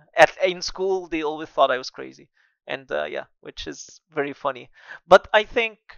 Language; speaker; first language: English; non-native, fluent; Arabic